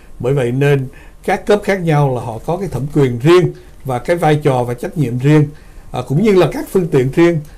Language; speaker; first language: Vietnamese; early bilingual, other home language; English